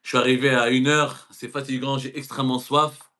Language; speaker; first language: French; non-native, local second language; Arabic